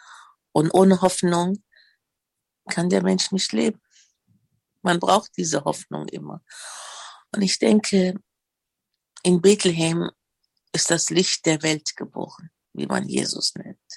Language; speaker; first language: German; non-native, fluent; Arabic